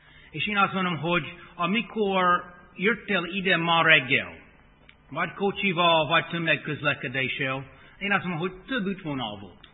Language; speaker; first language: Hungarian; non-native, fluent; English